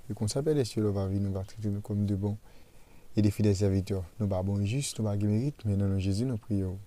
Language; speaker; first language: French; non-native, local second language; Haitian Creole